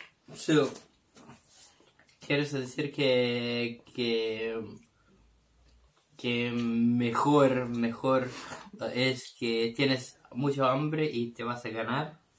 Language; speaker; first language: Spanish; non-native, learner; Serbian